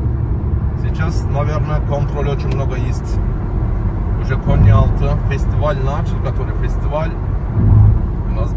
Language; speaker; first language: Russian; non-native, learner; Turkish